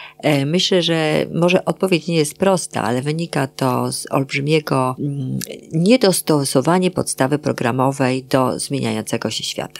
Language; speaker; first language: Polish; native; Polish